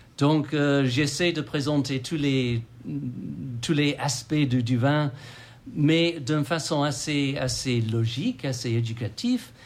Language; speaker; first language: French; non-native, fluent; English